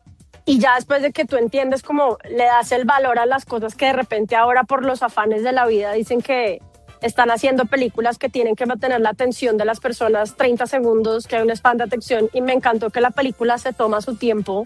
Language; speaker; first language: Spanish; native; Spanish